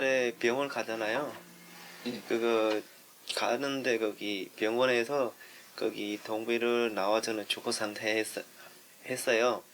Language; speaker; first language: Korean; non-native, learner; Vietnamese